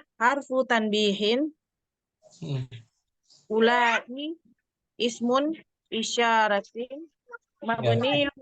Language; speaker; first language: Arabic; non-native, learner; Indonesian